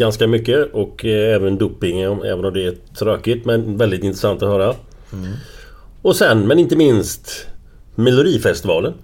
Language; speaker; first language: Swedish; native; Swedish